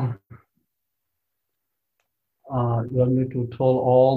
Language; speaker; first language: English; non-native, learner; Rohingya